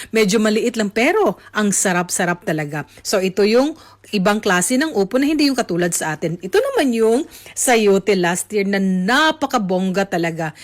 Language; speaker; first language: Filipino; native; Filipino